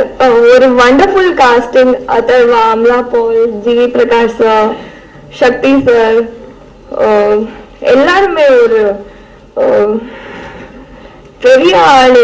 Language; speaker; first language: Tamil; non-native, learner; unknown